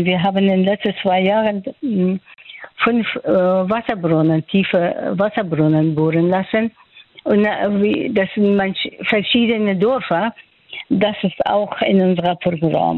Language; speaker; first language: German; non-native, fluent; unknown